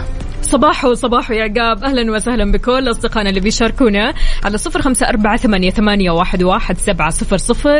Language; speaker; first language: Arabic; native; Arabic